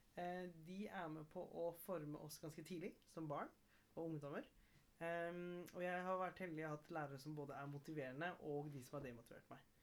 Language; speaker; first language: Norwegian; early bilingual, other home language; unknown